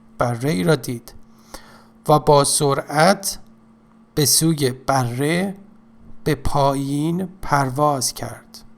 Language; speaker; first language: Persian; native; Persian